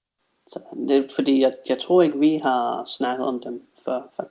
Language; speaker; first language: Danish; non-native, fluent; English